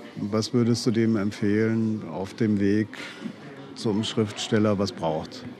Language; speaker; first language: German; native; German